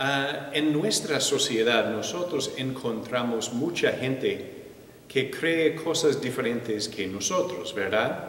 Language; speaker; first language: Spanish; non-native, fluent; English